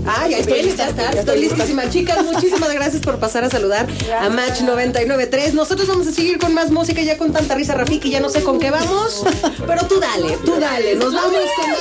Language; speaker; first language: Spanish; native; Spanish